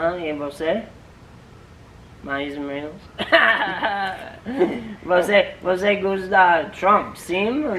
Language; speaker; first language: Portuguese; non-native, learner; English